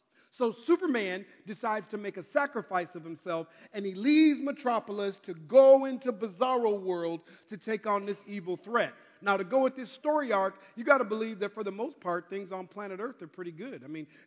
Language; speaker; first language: English; native; English